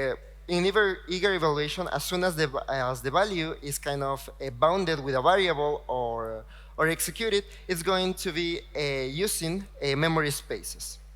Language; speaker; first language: English; non-native, fluent; Spanish